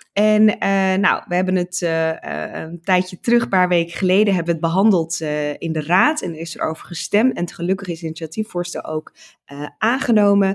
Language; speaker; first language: Dutch; early bilingual, other home language; Tigrinya